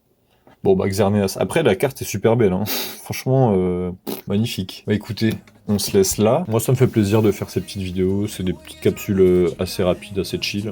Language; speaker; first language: French; native; French